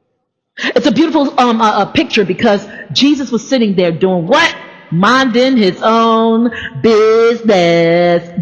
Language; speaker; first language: English; native; English